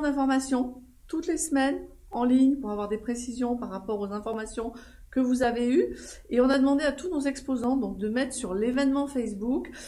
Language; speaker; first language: French; native; French